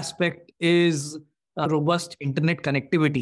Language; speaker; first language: English; non-native, local second language; Hindi